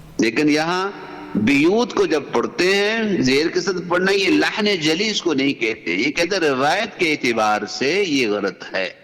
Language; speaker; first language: Urdu; non-native, local second language; Punjabi